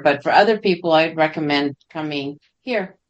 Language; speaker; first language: English; native; English